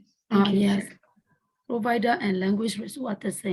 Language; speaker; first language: English; non-native, learner; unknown